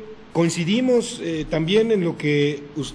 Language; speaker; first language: Spanish; native; Spanish